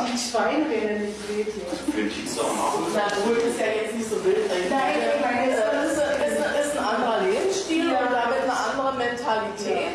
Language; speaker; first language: German; native; German